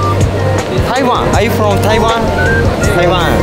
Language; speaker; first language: English; non-native, learner; Japanese